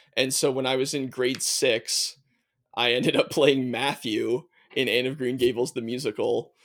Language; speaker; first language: English; native; English